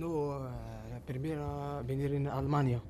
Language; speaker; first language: Spanish; non-native, learner; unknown